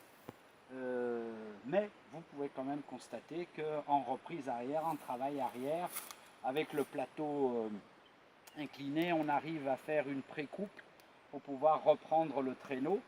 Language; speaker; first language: French; native; French